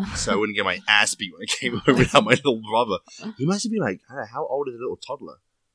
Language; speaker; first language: English; native; English